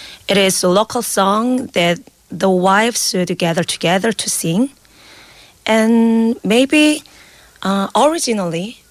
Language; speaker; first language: English; non-native, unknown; Korean